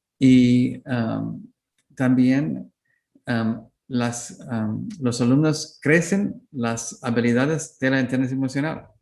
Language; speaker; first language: Spanish; non-native, learner; English